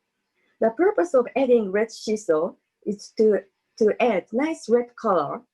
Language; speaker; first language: English; non-native, fluent; Japanese